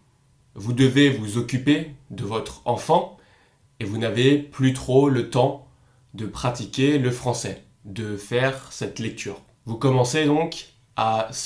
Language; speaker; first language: French; native; French